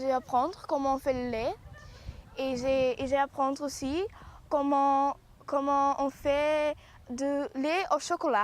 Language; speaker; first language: French; non-native, learner; Portuguese